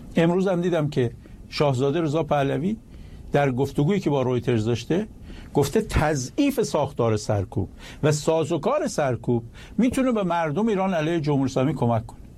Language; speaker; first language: Persian; native; Persian